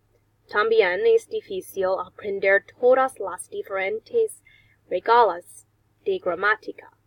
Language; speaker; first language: Spanish; non-native, learner; English